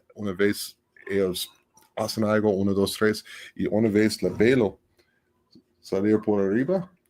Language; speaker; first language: Spanish; non-native, learner; English